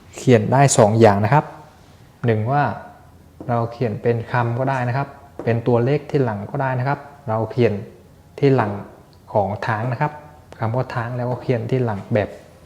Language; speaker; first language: Thai; non-native, fluent; Vietnamese